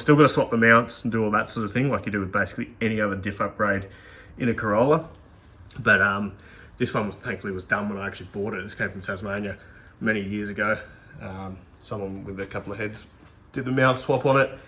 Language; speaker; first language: English; native; English